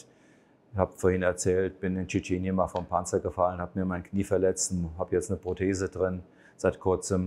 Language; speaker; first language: German; native; German